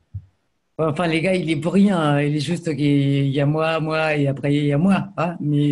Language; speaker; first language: French; native; French